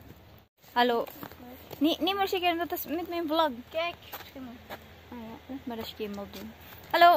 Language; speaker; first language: Dutch; non-native, learner; Filipino